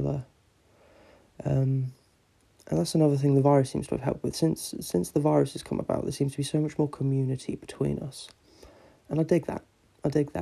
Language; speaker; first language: English; native; English